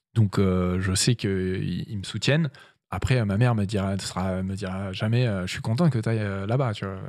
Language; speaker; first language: French; native; French